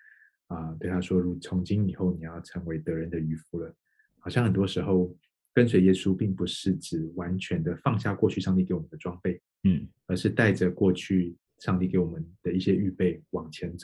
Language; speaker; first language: Chinese; native; Chinese